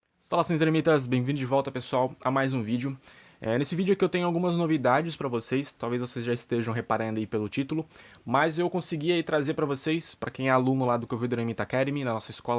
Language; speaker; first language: Portuguese; native; Portuguese